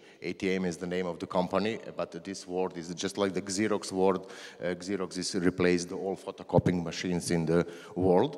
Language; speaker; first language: English; non-native, learner; Croatian